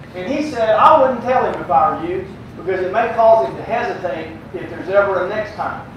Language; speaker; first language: English; native; English